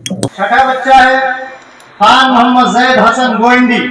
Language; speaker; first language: Hindi; native; Hindi